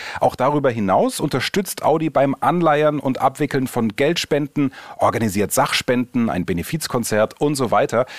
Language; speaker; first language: German; native; German